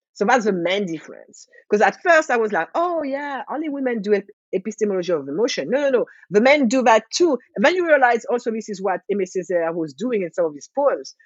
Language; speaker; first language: English; non-native, fluent; French